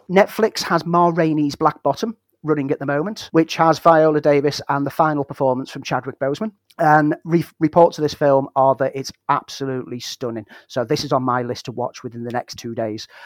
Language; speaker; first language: English; native; English